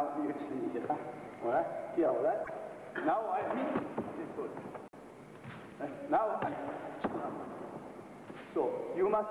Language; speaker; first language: English; non-native, learner; Japanese